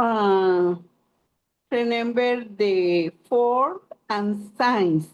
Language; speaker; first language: English; non-native, learner; Spanish